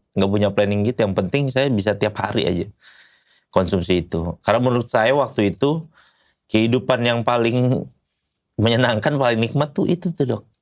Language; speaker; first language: Indonesian; native; Indonesian